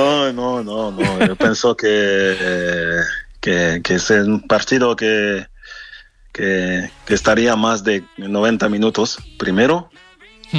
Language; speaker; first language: Spanish; non-native, fluent; French